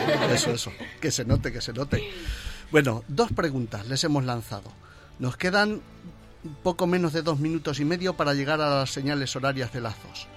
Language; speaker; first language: Spanish; native; Spanish